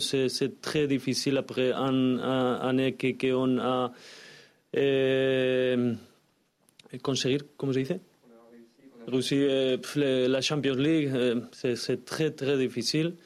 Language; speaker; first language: French; non-native, learner; Spanish